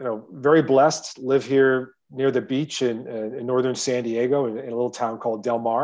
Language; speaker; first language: English; native; English